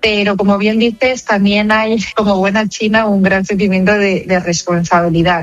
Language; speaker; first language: Spanish; native; Spanish